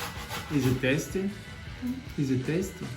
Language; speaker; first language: English; non-native, learner; Russian